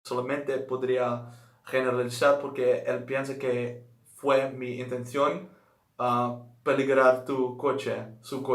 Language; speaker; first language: Spanish; non-native, learner; Dutch